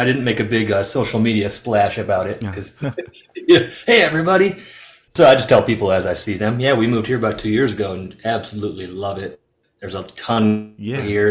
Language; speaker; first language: English; native; English